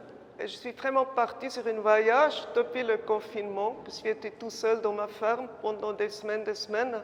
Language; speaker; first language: French; non-native, fluent; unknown